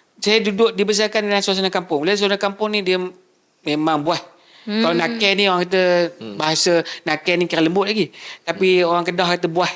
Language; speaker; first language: Malay; native; Malay